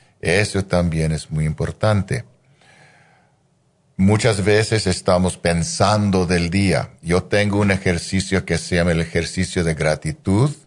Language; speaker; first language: Spanish; non-native, fluent; English